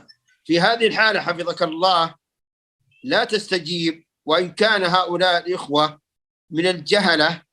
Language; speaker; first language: Arabic; native; Arabic